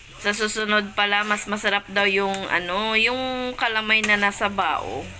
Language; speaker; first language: Filipino; non-native, local second language; Cebuano